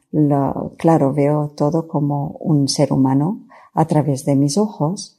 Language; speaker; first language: Spanish; non-native, fluent; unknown